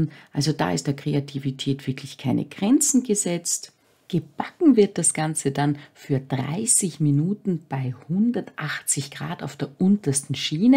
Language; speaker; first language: German; native; German